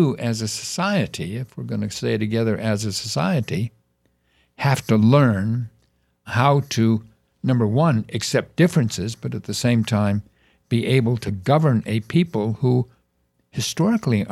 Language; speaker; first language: English; native; English